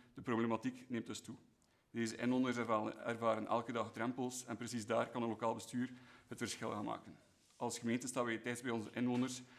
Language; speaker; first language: Dutch; native; Dutch